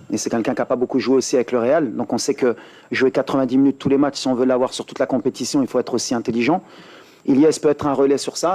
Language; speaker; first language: French; native; French